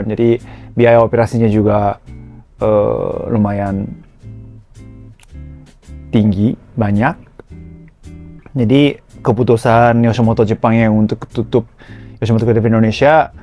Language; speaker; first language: Indonesian; non-native, fluent; Japanese